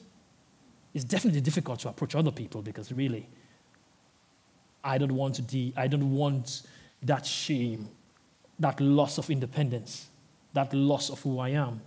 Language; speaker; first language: English; non-native, local second language; Yoruba